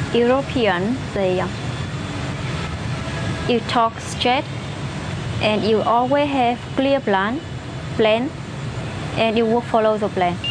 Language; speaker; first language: English; non-native, fluent; Vietnamese